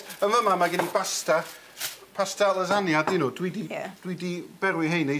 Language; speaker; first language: Welsh; native; Welsh